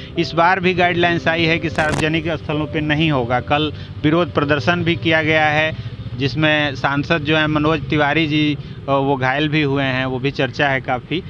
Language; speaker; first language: Hindi; native; Hindi